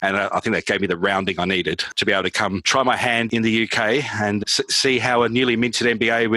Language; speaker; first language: English; native; English